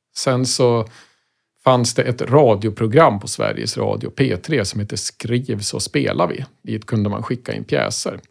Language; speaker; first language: Swedish; native; Swedish